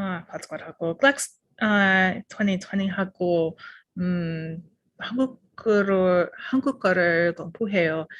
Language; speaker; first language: Korean; non-native, learner; English